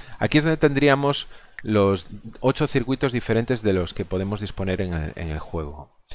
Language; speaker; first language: Spanish; non-native, local second language; Galician